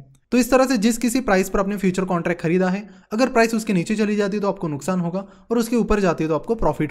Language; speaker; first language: Hindi; non-native, local second language; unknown